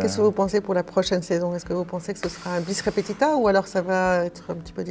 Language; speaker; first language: French; native; French